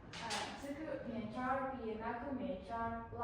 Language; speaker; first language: Chinese; non-native, learner; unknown